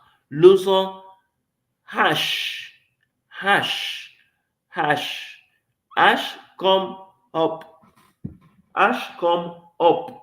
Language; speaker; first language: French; non-native, fluent; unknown